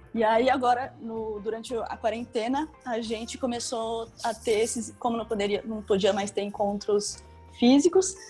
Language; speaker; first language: Portuguese; native; Portuguese